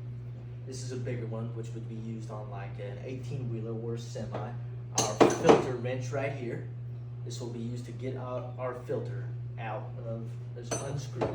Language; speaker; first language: English; native; English